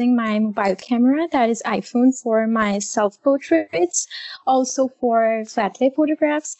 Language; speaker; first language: English; non-native, local second language; Urdu